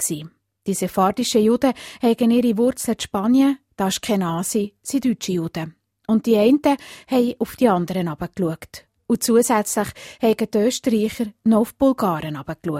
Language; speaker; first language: German; native; German